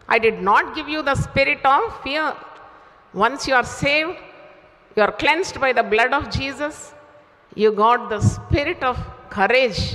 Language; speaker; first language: English; non-native, local second language; Telugu